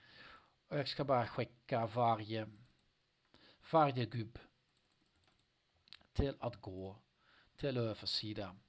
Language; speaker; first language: Swedish; non-native, learner; Dutch